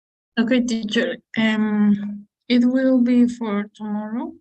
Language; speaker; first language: English; non-native, learner; Spanish